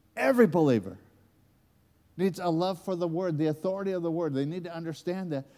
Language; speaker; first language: English; native; English